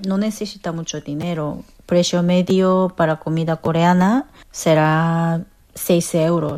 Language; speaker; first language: Spanish; non-native, fluent; Korean